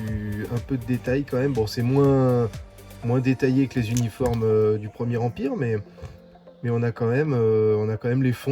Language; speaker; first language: French; native; French